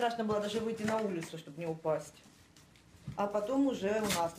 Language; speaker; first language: Russian; native; Russian